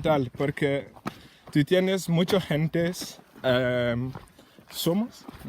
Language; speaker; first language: Spanish; non-native, learner; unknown